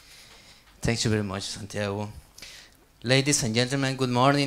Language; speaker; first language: English; non-native, learner; Spanish